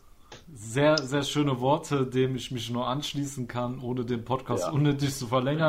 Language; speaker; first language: German; native; German